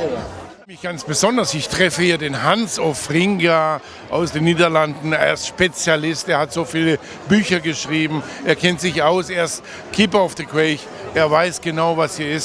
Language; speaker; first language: German; native; German